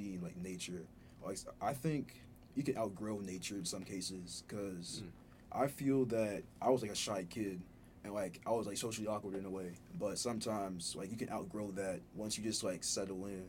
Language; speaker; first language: English; early bilingual, other home language; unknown